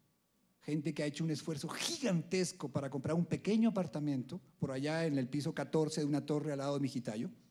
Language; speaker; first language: Spanish; native; Spanish